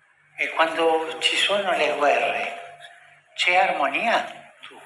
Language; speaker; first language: Italian; non-native, fluent; Spanish